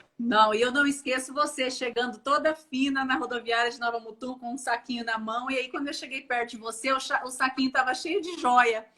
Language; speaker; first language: Portuguese; native; Portuguese